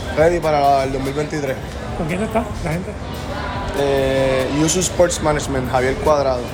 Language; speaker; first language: Spanish; native; Spanish